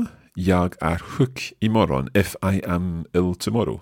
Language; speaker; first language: Swedish; non-native, learner; English